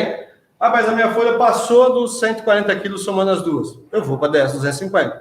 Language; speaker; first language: Portuguese; native; Portuguese